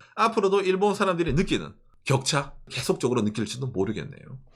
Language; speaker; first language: Korean; native; Korean